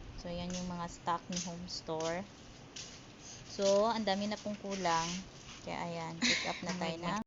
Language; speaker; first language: Filipino; non-native, local second language; Cebuano